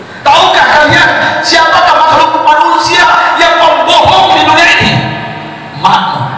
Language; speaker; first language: Indonesian; native; Indonesian